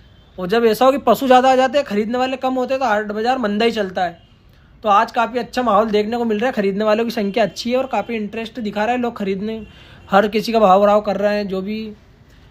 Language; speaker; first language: Hindi; native; Hindi